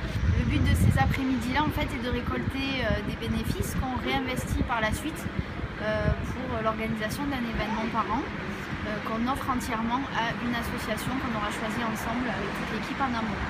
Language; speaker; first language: French; native; French